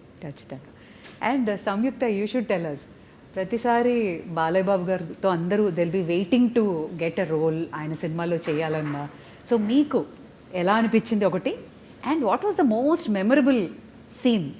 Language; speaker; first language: Telugu; native; Telugu